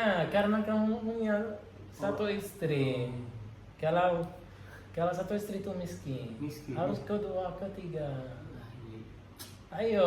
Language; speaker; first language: Indonesian; non-native, learner; Arabic